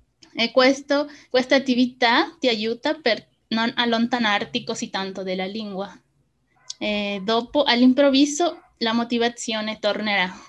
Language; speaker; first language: Italian; non-native, fluent; Spanish